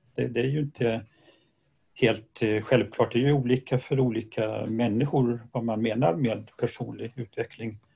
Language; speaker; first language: Swedish; native; Swedish